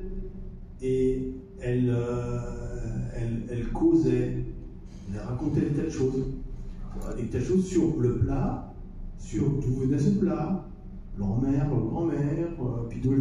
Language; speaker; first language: French; native; French